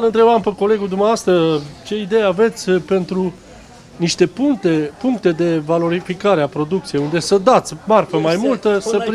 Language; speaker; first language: Romanian; native; Romanian